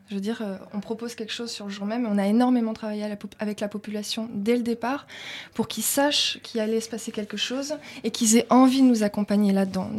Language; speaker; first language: French; native; French